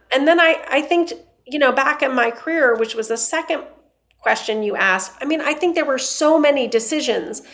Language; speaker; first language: English; non-native, fluent; Persian